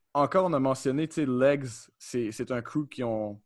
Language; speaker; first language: French; native; French